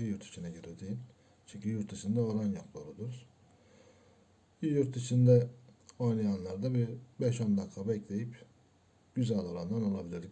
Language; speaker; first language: Turkish; native; Turkish